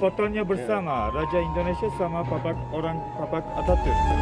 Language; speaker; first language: Indonesian; non-native, learner; Turkish